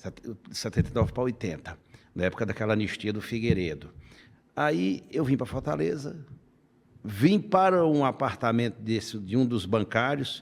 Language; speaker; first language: Portuguese; native; Portuguese